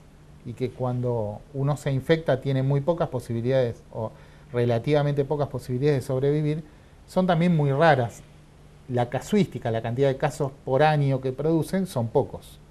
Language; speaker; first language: Spanish; native; Spanish